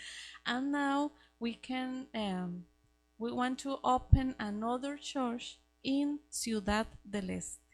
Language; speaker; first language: English; non-native, learner; Spanish